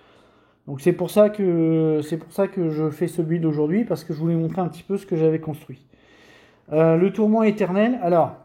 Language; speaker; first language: French; native; French